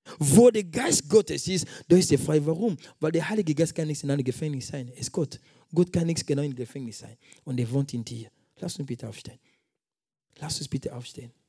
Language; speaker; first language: German; non-native, fluent; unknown